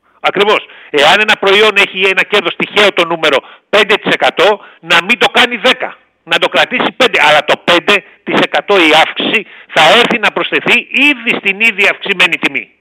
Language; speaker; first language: Greek; native; Greek